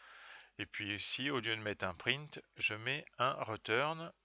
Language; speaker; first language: French; native; French